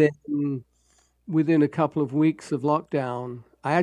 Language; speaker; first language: English; native; English